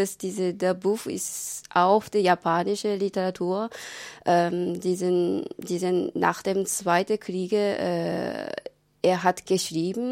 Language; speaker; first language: German; non-native, learner; Japanese